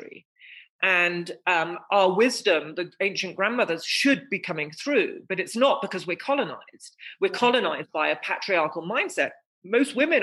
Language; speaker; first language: English; native; English